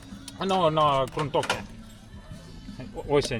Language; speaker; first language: Russian; non-native, fluent; Estonian